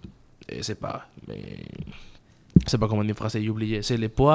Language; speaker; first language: French; non-native, learner; Spanish